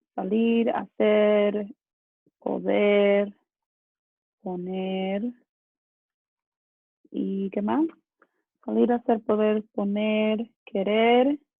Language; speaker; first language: Spanish; early bilingual, other home language; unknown